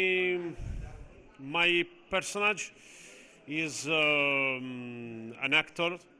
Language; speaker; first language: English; non-native, learner; Italian